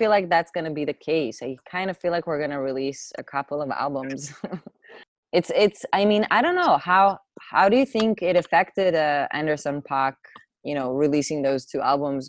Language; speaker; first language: English; non-native, fluent; Hebrew